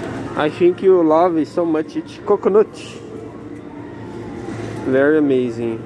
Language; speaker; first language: English; non-native, learner; Portuguese